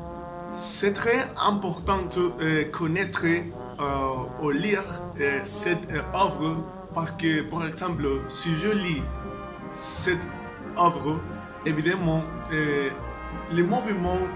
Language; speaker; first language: French; non-native, learner; Spanish